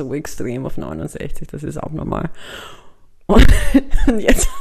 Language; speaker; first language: German; native; German